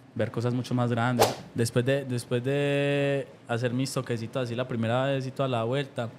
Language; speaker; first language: Spanish; native; Spanish